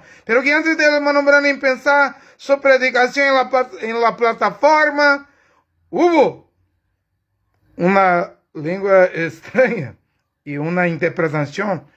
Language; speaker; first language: Spanish; non-native, learner; Portuguese